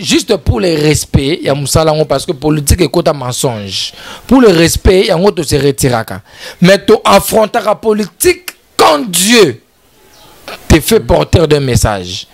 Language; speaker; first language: French; non-native, local second language; Lingala